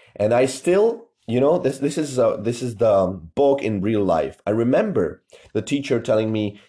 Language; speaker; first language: English; non-native, fluent; Czech